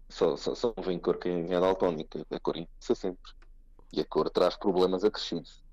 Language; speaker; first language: Portuguese; native; Portuguese